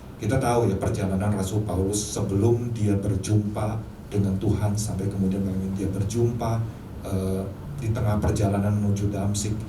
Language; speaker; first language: Indonesian; native; Indonesian